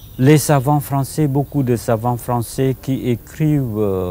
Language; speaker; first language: French; non-native, fluent; Khmer